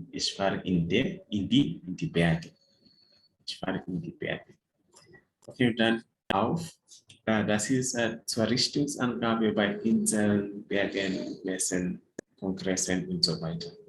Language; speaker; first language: German; non-native, fluent; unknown